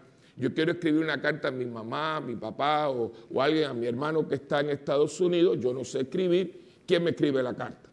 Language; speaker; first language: Spanish; native; Spanish